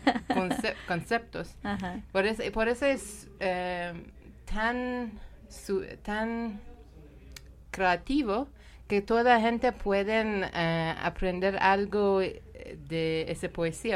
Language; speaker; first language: Spanish; non-native, learner; Persian